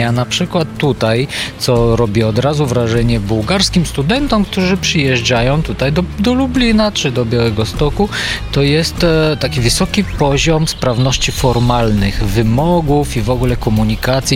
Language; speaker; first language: Polish; non-native, fluent; Bulgarian